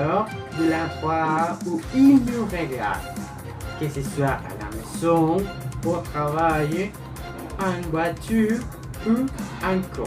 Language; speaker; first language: French; non-native, learner; Spanish